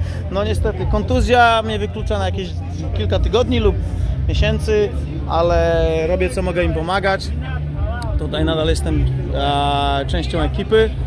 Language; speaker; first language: Polish; early bilingual, heritage; Polish